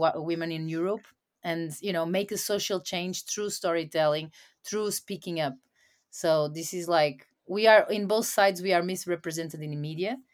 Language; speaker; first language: English; non-native, fluent; Portuguese